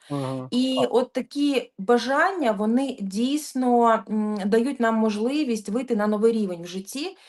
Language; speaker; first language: Ukrainian; non-native, local second language; Russian